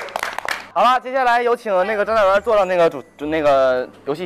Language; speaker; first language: Chinese; native; Chinese